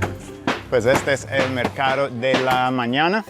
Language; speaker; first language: Spanish; non-native, fluent; English